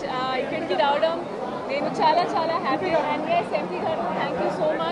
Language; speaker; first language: Telugu; non-native, fluent; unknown